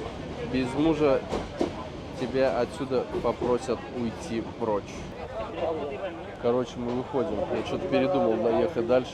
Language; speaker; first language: Russian; native; Russian